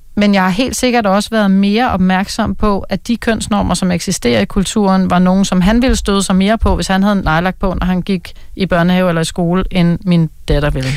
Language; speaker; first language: Danish; native; Danish